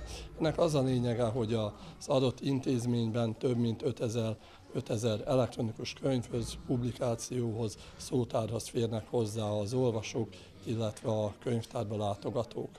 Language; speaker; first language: Hungarian; native; Hungarian